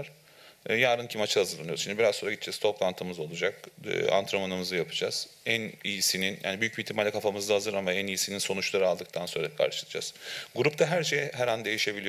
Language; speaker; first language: Turkish; native; Turkish